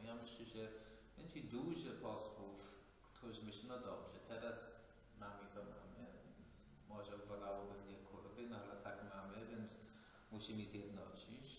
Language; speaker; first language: Polish; non-native, fluent; English